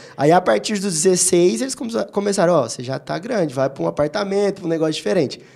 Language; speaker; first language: Portuguese; native; Portuguese